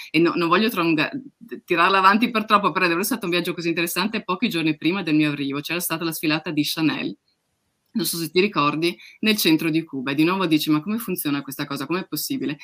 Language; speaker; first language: Italian; native; Italian